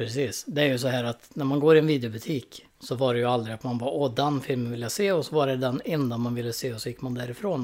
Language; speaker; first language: Swedish; native; Swedish